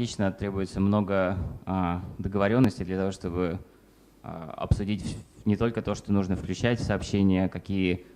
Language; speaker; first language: Russian; native; Russian